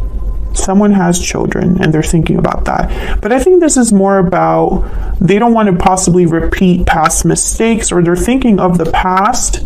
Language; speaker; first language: English; native; English